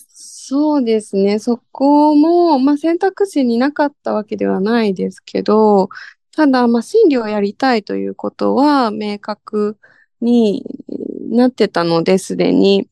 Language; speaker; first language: Japanese; native; Japanese